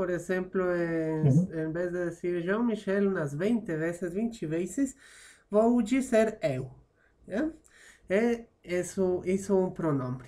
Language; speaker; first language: Portuguese; non-native, fluent; Spanish